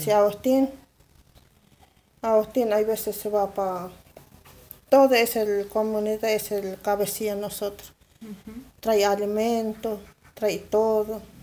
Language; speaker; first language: Spanish; non-native, local second language; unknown